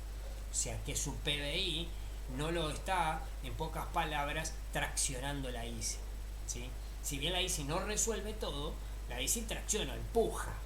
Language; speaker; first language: Spanish; native; Spanish